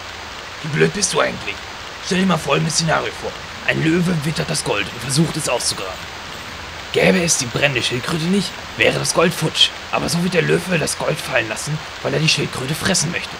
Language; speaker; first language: German; native; German